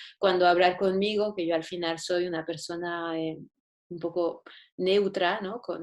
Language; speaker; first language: Spanish; non-native, fluent; French